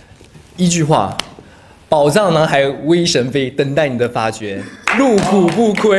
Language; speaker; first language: Chinese; native; Chinese